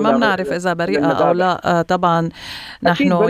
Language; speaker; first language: Arabic; native; Arabic